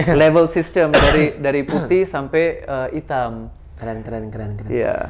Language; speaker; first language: Indonesian; early bilingual, other home language; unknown